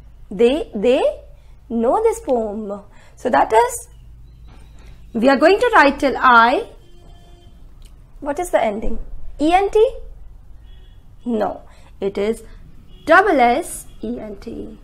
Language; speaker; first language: English; non-native, local second language; Hindi